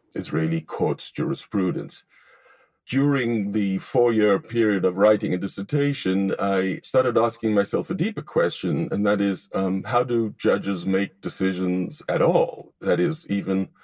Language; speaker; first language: English; non-native, fluent; Hebrew